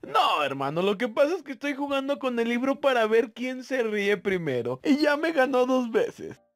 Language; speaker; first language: Spanish; native; Spanish